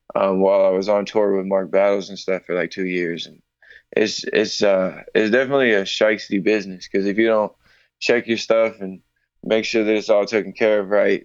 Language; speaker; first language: English; native; English